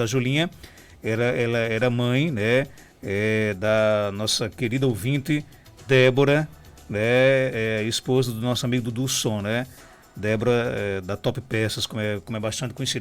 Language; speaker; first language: Portuguese; native; Portuguese